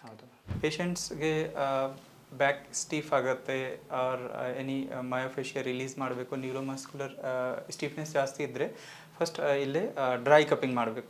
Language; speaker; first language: Kannada; non-native, local second language; Hindi